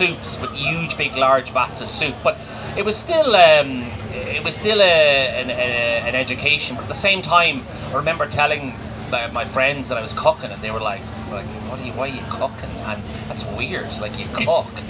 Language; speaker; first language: English; native; English